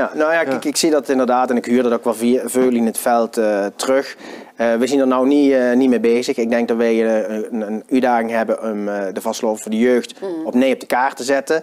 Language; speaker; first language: Dutch; native; Dutch